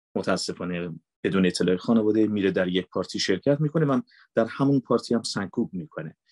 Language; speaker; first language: Persian; native; Persian